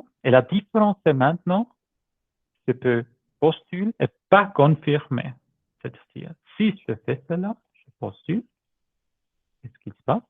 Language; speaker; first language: French; non-native, learner; German